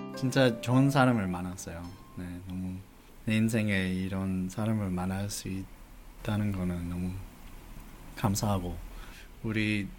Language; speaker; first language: Korean; non-native, fluent; English